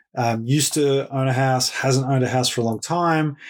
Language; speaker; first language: English; native; English